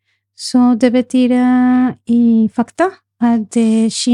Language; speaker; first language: Norwegian; non-native, fluent; Spanish